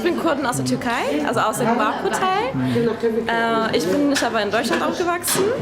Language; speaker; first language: German; early bilingual, other home language; Kurdish